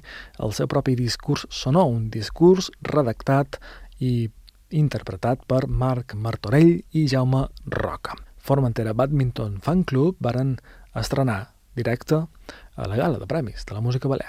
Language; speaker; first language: Catalan; native; Catalan